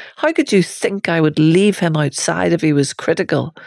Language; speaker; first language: English; native; English